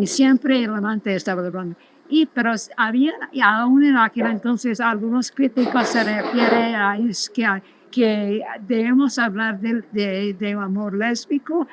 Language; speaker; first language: Spanish; non-native, fluent; English